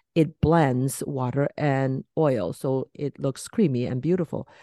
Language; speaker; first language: English; non-native, local second language; Cantonese